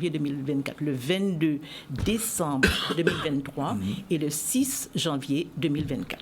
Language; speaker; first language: French; native; French